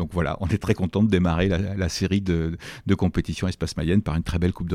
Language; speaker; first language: French; native; French